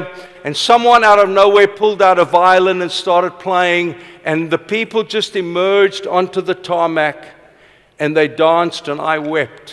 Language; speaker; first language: English; non-native, local second language; Afrikaans